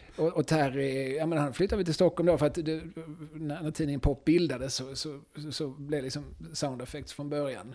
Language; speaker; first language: Swedish; native; Swedish